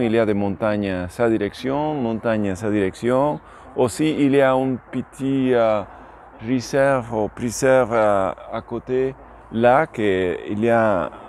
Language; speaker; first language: French; non-native, learner; Spanish